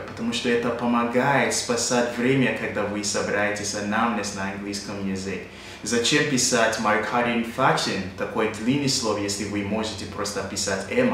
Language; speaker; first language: Russian; non-native, fluent; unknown